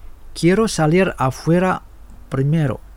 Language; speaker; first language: Spanish; non-native, fluent; Indonesian